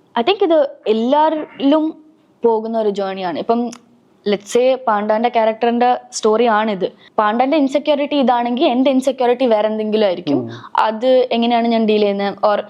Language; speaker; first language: Malayalam; early bilingual, heritage; Malayalam